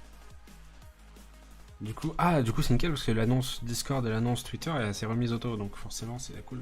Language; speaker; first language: French; native; French